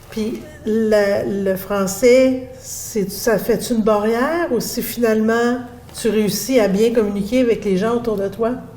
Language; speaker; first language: French; native; French